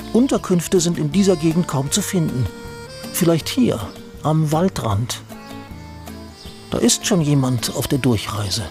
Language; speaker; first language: German; native; German